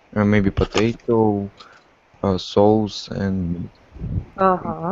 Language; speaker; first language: English; non-native, learner; Russian